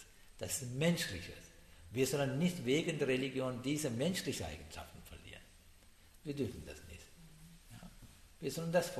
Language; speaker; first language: German; non-native, learner; Sinhala